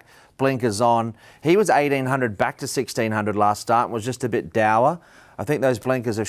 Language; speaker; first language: English; native; English